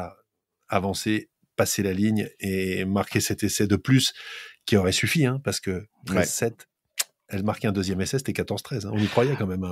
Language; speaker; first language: French; native; French